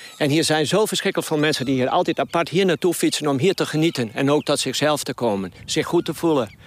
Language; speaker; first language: Dutch; non-native, local second language; Western Frisian